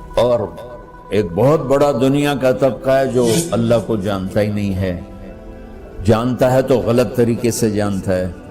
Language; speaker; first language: Urdu; non-native, local second language; Punjabi